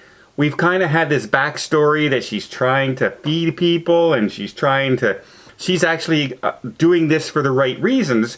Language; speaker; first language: English; native; English